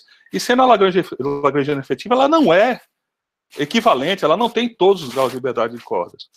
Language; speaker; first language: Portuguese; native; Portuguese